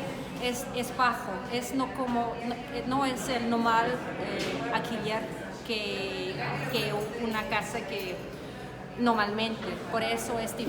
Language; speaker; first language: Spanish; non-native, learner; Danish